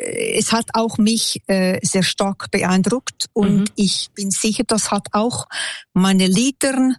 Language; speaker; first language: German; non-native, local second language; French